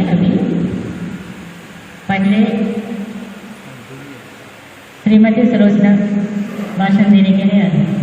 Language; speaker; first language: Hindi; non-native, local second language; Telugu